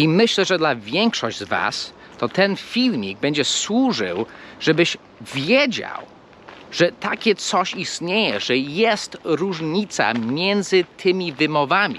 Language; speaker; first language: Polish; non-native, fluent; English